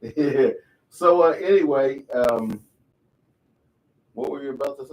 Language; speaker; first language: English; native; English